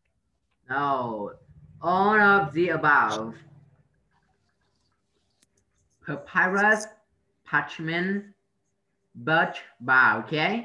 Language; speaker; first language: English; non-native, learner; Vietnamese